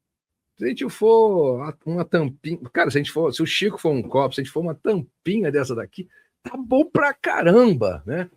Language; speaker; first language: Portuguese; native; Portuguese